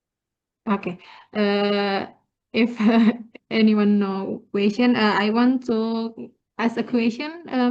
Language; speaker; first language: English; non-native, learner; Indonesian